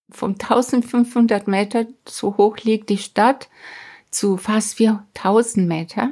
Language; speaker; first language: German; non-native, fluent; Spanish